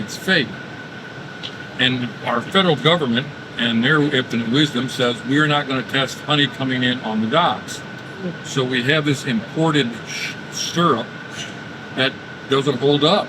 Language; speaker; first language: English; native; English